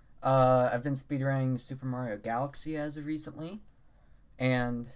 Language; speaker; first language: English; native; English